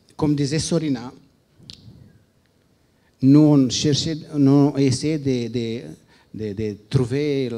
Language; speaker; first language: French; non-native, fluent; Romanian